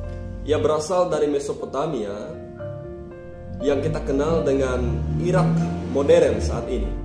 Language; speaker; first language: Indonesian; native; Indonesian